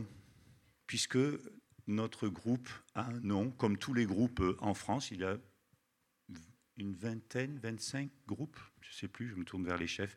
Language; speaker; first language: French; native; French